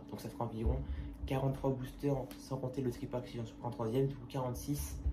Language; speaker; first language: French; native; French